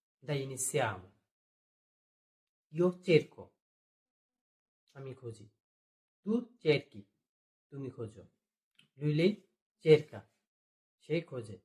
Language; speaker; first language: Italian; non-native, fluent; Bangla